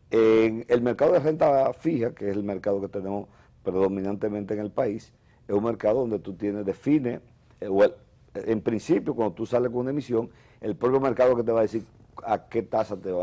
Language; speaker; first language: Spanish; native; Spanish